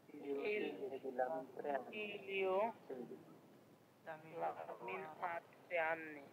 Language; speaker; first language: Italian; non-native, learner; Bangla